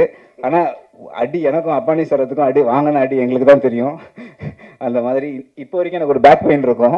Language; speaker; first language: Tamil; native; Tamil